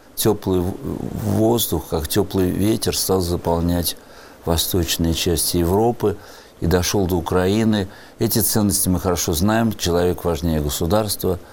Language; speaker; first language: Russian; native; Russian